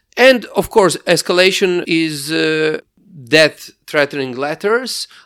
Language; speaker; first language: English; non-native, fluent; Croatian